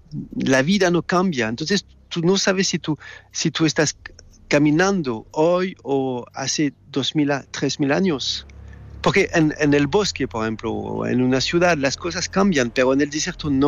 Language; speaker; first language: Spanish; non-native, fluent; French